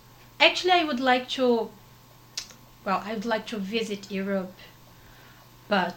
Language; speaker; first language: English; non-native, fluent; Portuguese